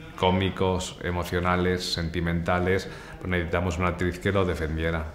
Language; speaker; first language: Spanish; native; Spanish